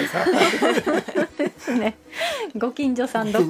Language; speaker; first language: Japanese; native; Japanese